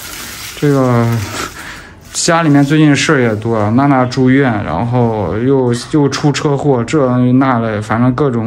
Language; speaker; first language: Chinese; native; Chinese